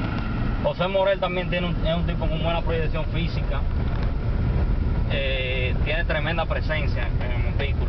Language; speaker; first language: Spanish; native; Spanish